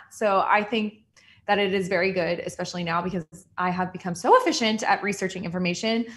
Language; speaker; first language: English; native; English